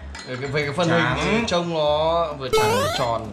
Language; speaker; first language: Vietnamese; native; Vietnamese